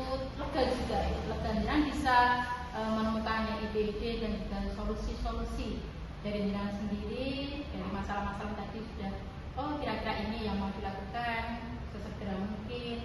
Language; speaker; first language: Indonesian; non-native, local second language; Javanese